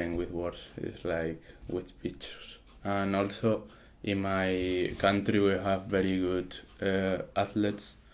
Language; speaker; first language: English; non-native, learner; Spanish